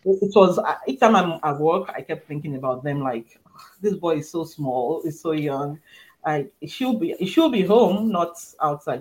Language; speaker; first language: English; non-native, local second language; Yoruba